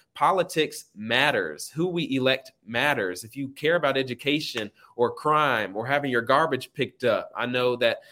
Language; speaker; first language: English; native; English